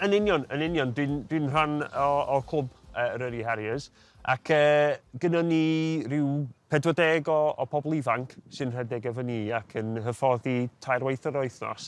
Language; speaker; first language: Welsh; non-native, local second language; English